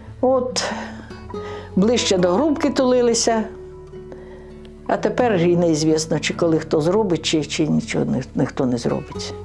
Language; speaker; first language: Ukrainian; native; Ukrainian